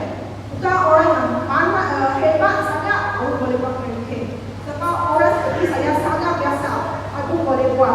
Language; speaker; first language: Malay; non-native, local second language; Chinese